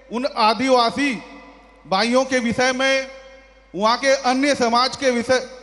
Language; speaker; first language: Hindi; native; Hindi